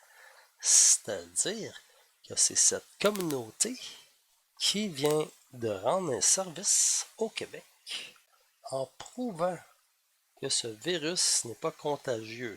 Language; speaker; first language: French; native; French